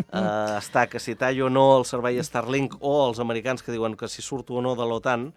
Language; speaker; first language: Catalan; native; Catalan